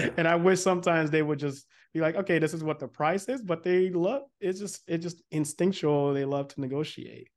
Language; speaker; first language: English; early bilingual, other home language; Yoruba